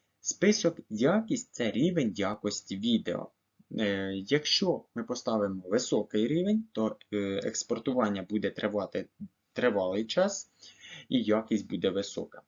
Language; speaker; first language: Ukrainian; native; Ukrainian